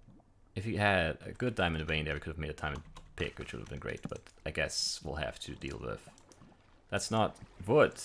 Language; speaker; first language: English; native; English